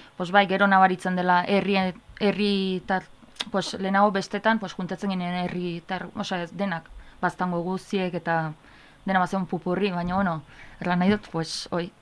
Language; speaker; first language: Basque; native; Basque